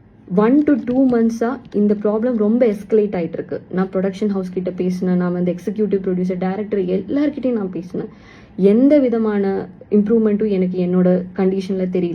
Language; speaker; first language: Tamil; non-native, local second language; Malayalam